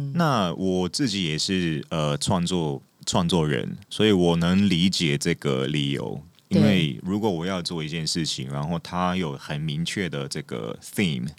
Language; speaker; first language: Chinese; non-native, fluent; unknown